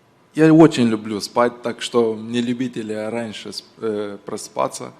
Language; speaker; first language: Russian; non-native, local second language; Romanian